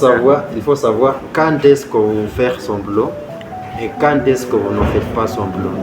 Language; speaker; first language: French; non-native, fluent; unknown